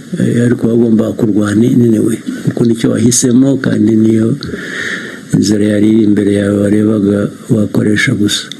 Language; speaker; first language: Kinyarwanda; early bilingual, heritage; Kinyarwanda